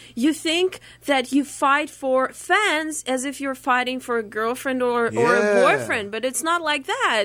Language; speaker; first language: English; non-native, fluent; Russian